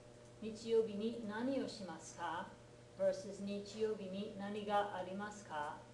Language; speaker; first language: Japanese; non-native, fluent; English